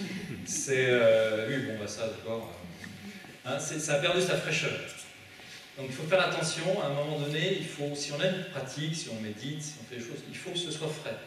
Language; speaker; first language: French; native; French